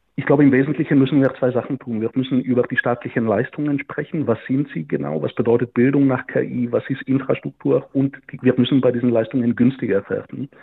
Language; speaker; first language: German; non-native, fluent; Bulgarian